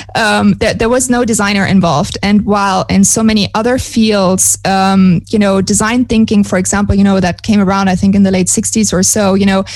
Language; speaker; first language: English; non-native, fluent; German